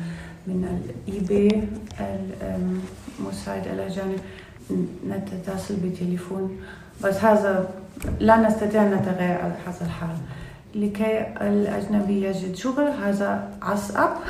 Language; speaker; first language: Arabic; non-native, learner; Russian